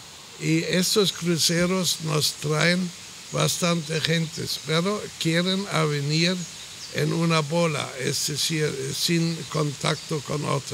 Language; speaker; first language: Spanish; non-native, fluent; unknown